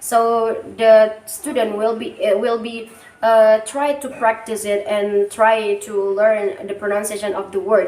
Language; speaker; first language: English; non-native, learner; Indonesian